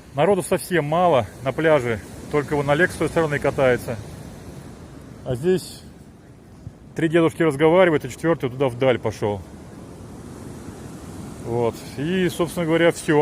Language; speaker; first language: Russian; native; Russian